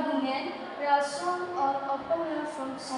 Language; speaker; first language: English; non-native, learner; Indonesian